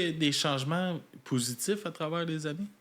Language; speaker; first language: French; native; French